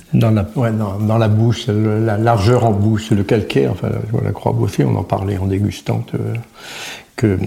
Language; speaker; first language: French; native; French